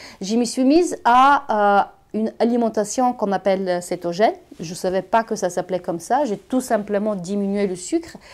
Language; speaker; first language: French; non-native, fluent; Bulgarian